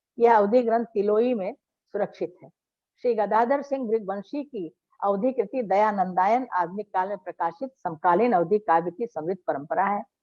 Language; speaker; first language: Hindi; native; Hindi